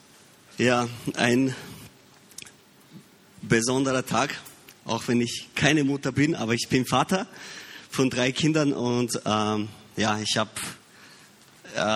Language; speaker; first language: German; early bilingual, heritage; Romanian